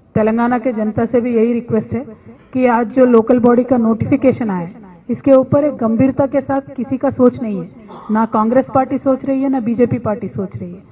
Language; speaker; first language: Hindi; non-native, local second language; Telugu